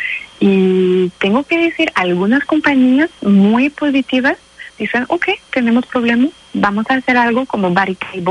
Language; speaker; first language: Spanish; non-native, fluent; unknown